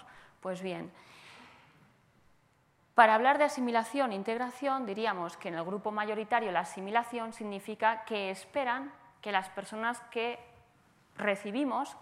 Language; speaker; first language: Spanish; native; Spanish